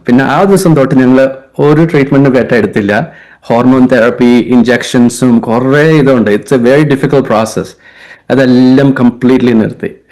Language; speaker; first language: Malayalam; early bilingual, heritage; Hindi